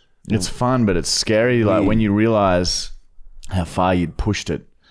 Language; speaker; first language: English; early bilingual, other home language; German